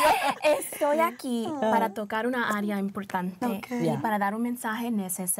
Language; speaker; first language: Spanish; early bilingual, heritage; Spanish